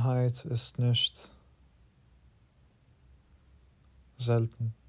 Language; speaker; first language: German; non-native, fluent; Arabic